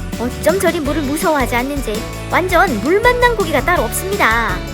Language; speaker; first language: Korean; native; Korean